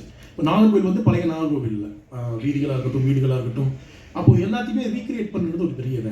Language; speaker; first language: Tamil; native; Tamil